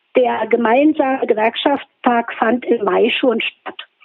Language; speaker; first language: German; native; German